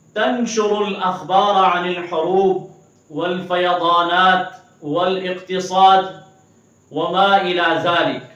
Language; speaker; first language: Arabic; non-native, fluent; Urdu